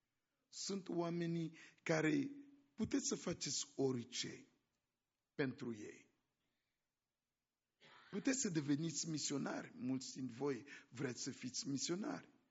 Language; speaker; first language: Romanian; non-native, fluent; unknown